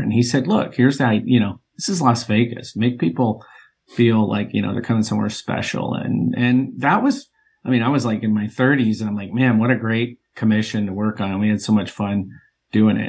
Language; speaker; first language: English; native; English